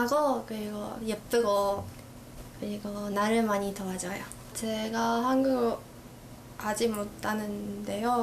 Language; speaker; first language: Korean; non-native, learner; Japanese